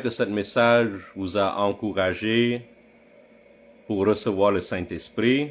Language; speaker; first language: French; non-native, fluent; Khmer